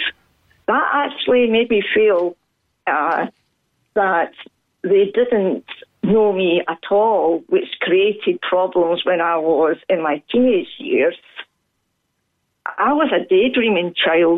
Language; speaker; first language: English; native; English